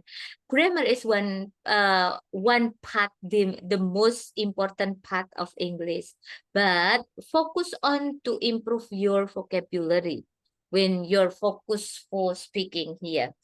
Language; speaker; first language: English; non-native, fluent; Indonesian